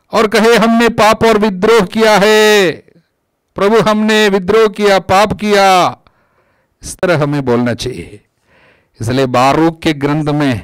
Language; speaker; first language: Hindi; non-native, local second language; Malayalam